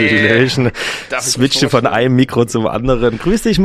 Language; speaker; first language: German; native; German